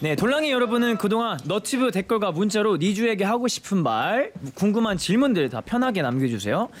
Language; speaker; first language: Korean; early bilingual, heritage; Korean